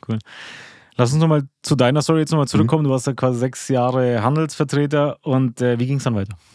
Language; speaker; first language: German; early bilingual, other home language; Albanian